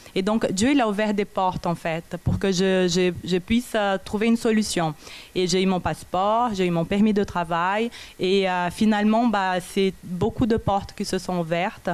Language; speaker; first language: French; non-native, fluent; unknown